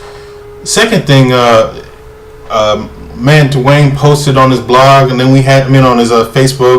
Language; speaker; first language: English; native; English